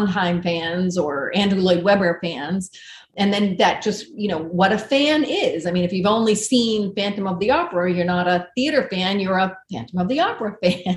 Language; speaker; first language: English; native; English